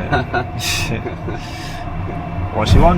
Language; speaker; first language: Chinese; non-native, learner; English